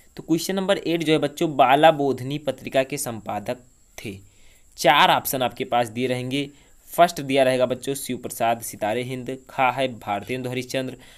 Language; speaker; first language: Hindi; native; Hindi